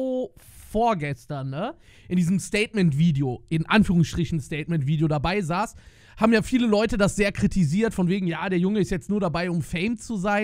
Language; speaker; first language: German; native; German